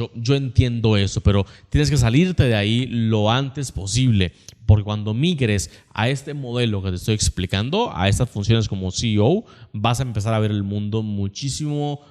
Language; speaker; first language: Spanish; native; Spanish